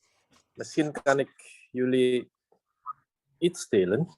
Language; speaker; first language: Dutch; non-native, fluent; Indonesian